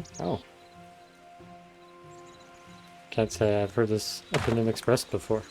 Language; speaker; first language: English; native; English